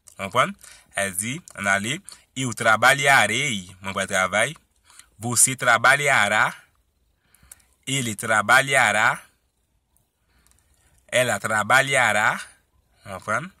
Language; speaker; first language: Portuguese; non-native, learner; Haitian Creole